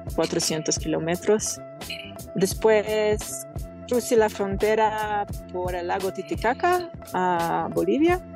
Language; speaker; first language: Spanish; non-native, fluent; Hungarian